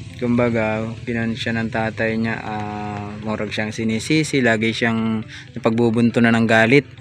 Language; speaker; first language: Filipino; non-native, local second language; Cebuano